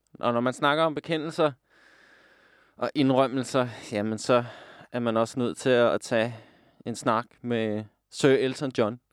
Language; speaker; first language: Danish; native; Danish